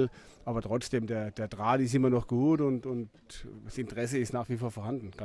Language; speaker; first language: German; native; German